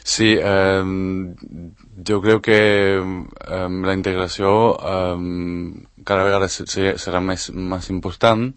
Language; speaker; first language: Catalan; non-native, fluent; Spanish